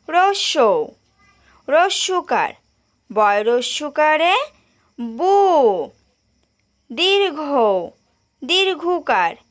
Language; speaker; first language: Bangla; native; Bangla